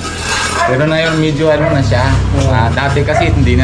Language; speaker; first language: Filipino; non-native, learner; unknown